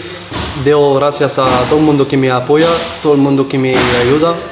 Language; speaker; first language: Spanish; non-native, learner; Arabic